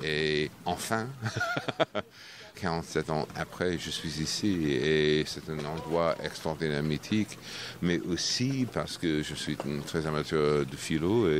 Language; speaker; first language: French; non-native, fluent; English